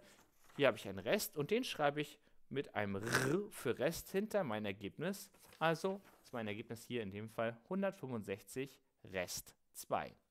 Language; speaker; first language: German; native; German